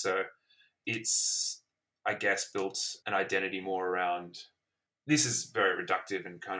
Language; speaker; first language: English; native; English